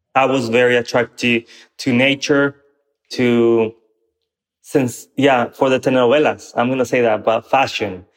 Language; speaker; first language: English; non-native, fluent; Spanish